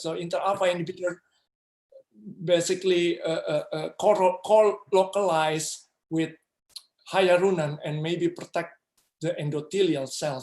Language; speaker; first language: English; non-native, fluent; Indonesian